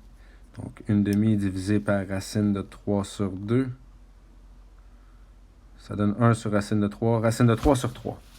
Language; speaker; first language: French; native; French